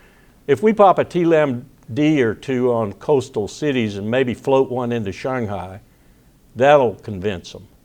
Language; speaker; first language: English; native; English